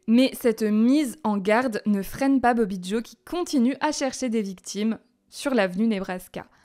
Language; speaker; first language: French; native; French